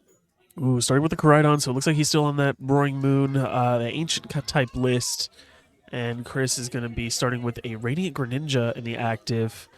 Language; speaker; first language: English; native; English